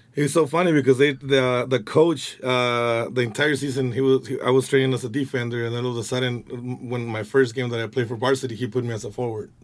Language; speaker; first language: English; non-native, fluent; Spanish